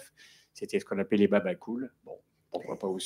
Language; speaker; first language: French; native; French